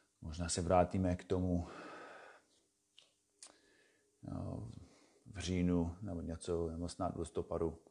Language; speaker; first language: Czech; non-native, fluent; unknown